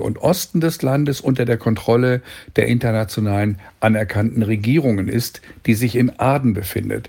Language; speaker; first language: German; native; German